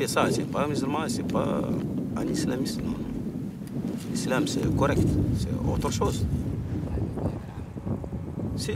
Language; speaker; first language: French; non-native, learner; Arabic